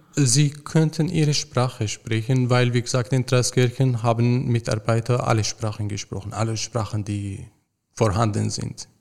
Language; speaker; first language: German; non-native, fluent; Arabic